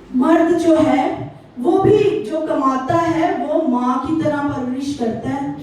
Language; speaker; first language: Urdu; native; Urdu